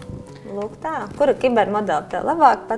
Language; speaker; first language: Latvian; native; Latvian